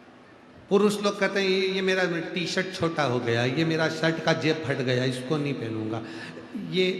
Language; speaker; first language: Hindi; native; Hindi